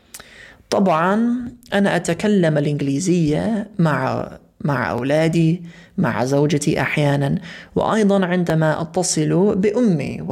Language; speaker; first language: Arabic; non-native, fluent; English